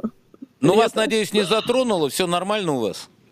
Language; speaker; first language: Russian; native; Russian